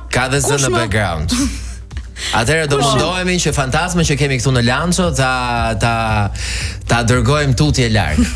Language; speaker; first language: Albanian; native; Albanian